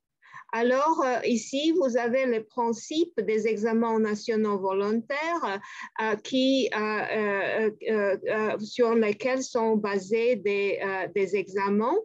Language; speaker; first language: French; non-native, fluent; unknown